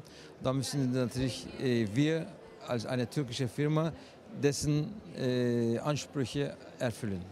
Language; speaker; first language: German; non-native, fluent; Turkish